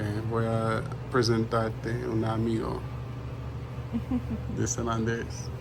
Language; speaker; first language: Spanish; non-native, learner; English